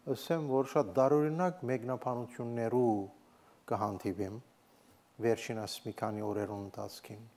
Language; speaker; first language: Armenian; native; Armenian